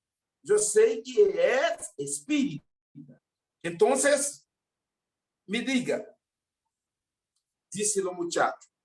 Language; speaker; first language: Spanish; non-native, learner; Portuguese